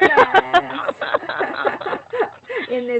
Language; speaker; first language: English; non-native, learner; Korean